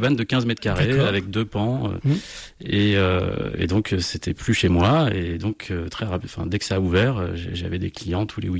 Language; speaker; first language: French; native; French